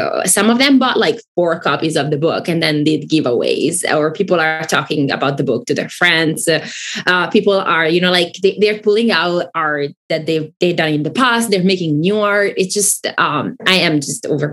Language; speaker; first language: English; non-native, fluent; Italian